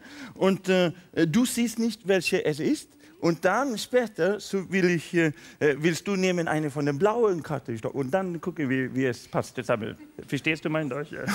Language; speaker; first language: German; non-native, learner; Swedish